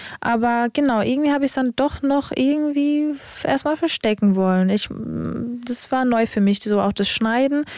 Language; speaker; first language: German; early bilingual, other home language; Serbian